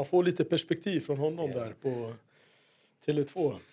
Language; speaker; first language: Swedish; native; Swedish